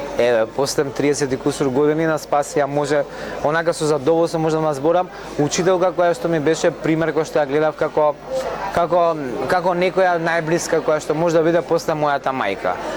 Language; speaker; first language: Macedonian; non-native, local second language; Romany